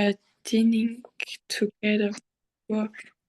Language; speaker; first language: English; non-native, learner; French